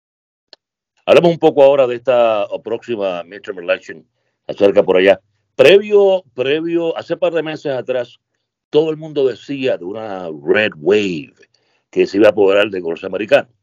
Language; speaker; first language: Spanish; native; Spanish